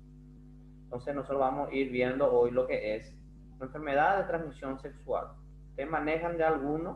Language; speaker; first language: Spanish; non-native, fluent; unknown